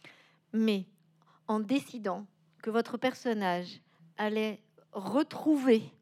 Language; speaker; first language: French; native; French